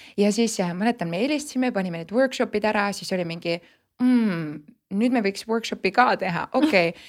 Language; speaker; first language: Estonian; native; Estonian